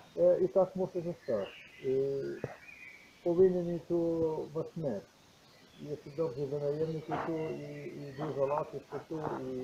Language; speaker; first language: Polish; non-native, learner; Croatian